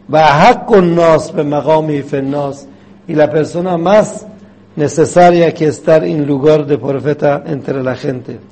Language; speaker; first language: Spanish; non-native, fluent; Persian